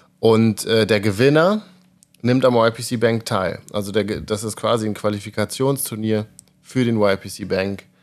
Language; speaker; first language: German; native; German